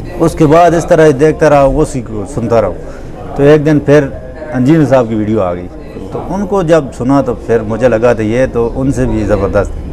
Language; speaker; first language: Urdu; non-native, local second language; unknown